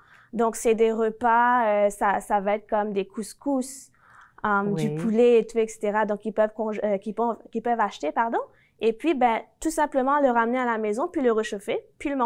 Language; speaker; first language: French; native; French